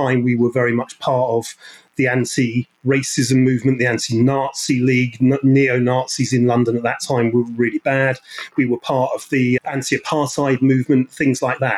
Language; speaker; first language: English; native; English